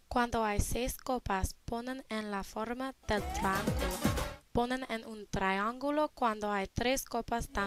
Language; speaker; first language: Spanish; non-native, learner; English